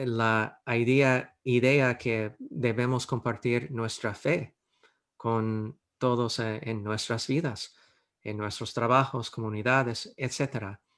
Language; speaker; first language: Spanish; non-native, fluent; English